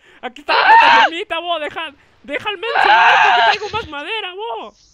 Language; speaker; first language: Spanish; native; Spanish